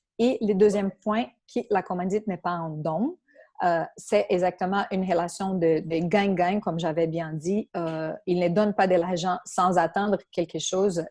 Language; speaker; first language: French; non-native, fluent; Portuguese